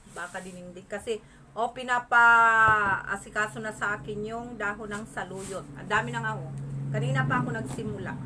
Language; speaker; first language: Filipino; non-native, local second language; Masbatenyo